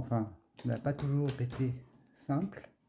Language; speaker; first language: French; native; French